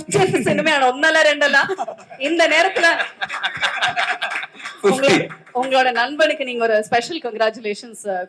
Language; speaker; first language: Tamil; native; Tamil